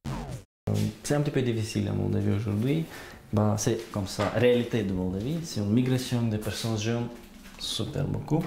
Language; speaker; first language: French; non-native, learner; Gagauz